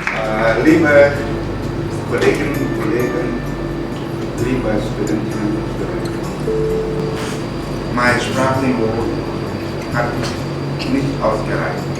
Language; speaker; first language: German; non-native, learner; Lao